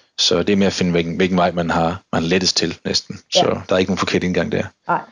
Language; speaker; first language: Danish; native; Danish